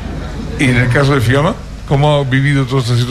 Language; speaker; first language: Spanish; native; Spanish